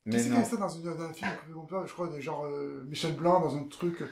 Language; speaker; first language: French; native; French